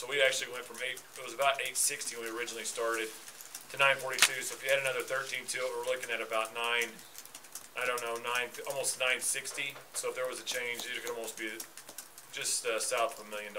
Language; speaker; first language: English; native; English